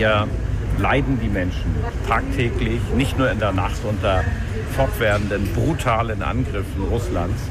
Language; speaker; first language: German; native; German